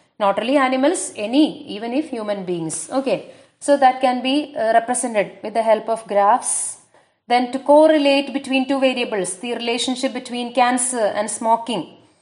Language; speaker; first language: English; non-native, local second language; Malayalam